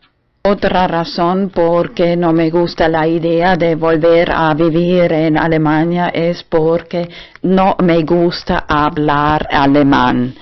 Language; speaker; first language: Spanish; non-native, learner; German